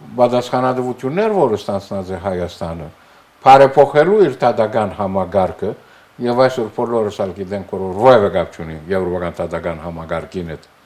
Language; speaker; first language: Armenian; early bilingual, heritage; Armenian